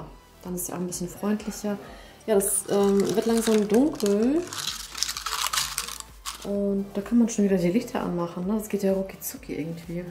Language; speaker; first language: German; native; German